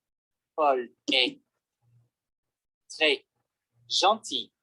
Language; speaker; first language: French; non-native, learner; Vietnamese